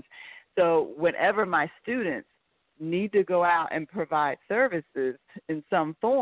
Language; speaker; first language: English; native; English